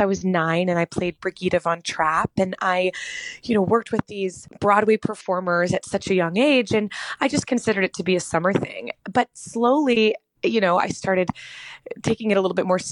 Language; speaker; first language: English; native; English